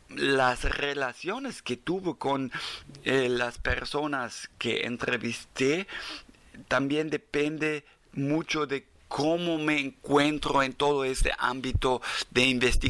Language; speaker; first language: Spanish; non-native, fluent; German